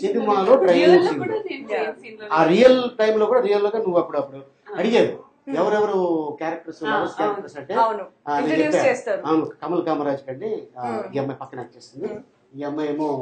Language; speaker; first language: Telugu; native; Telugu